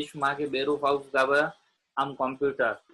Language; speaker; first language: German; non-native, learner; Gujarati